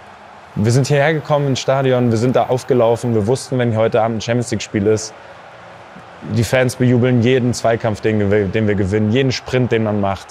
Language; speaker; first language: German; native; German